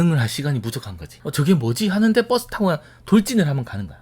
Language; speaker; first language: Korean; native; Korean